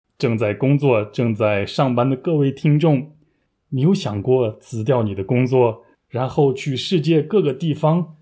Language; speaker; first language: Chinese; native; Chinese